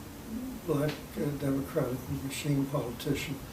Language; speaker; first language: English; native; English